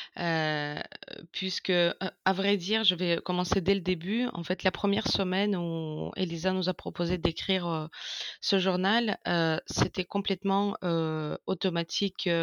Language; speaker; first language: French; non-native, fluent; Ukrainian